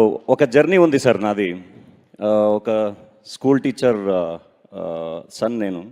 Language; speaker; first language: Telugu; non-native, learner; Kannada